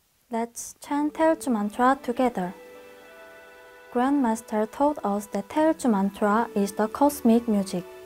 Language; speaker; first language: English; non-native, fluent; Korean